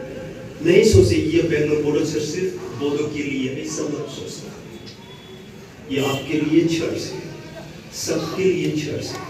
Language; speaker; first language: Hindi; non-native, local second language; Bodo